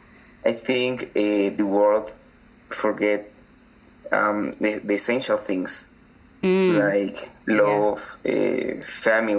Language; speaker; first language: English; non-native, learner; Spanish